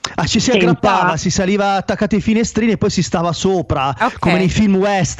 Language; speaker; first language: Italian; native; Italian